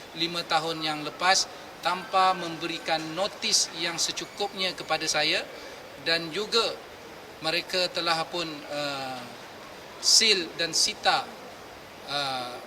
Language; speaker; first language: Malay; native; Malay